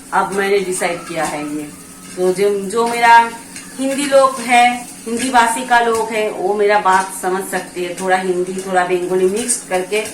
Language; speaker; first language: Hindi; non-native, local second language; Bangla